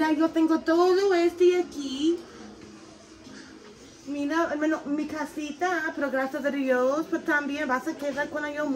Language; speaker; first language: Spanish; non-native, learner; English